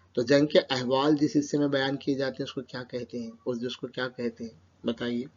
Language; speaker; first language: Urdu; native; Urdu